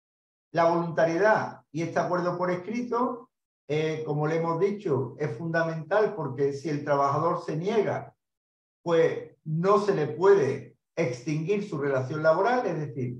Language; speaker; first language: Spanish; native; Spanish